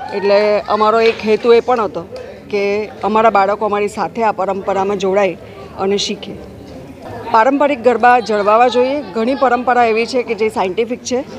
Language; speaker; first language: Gujarati; native; Gujarati